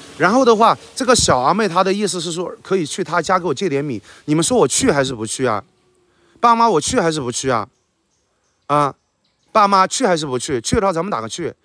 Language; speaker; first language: Chinese; native; Chinese